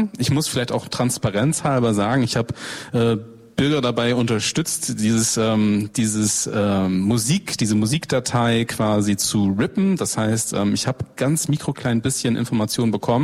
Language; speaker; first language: German; native; German